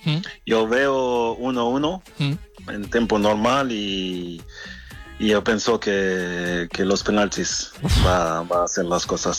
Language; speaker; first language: Spanish; non-native, fluent; French